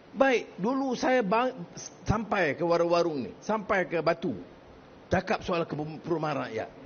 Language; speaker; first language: Malay; native; Malay